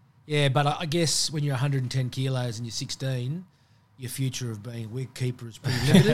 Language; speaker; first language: English; native; English